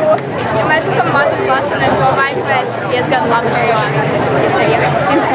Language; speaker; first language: Latvian; early bilingual, heritage; English